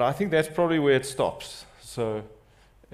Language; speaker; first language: English; non-native, local second language; Afrikaans